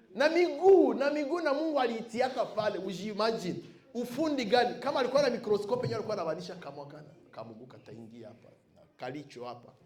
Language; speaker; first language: Swahili; non-native, local second language; Bembe